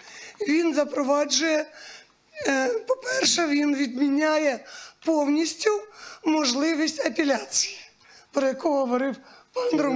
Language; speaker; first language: Ukrainian; native; Ukrainian